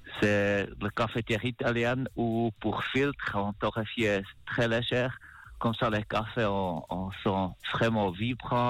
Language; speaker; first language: French; non-native, learner; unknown